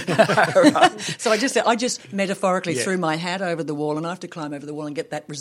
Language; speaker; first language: English; native; English